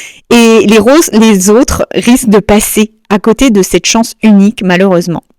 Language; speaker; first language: French; native; French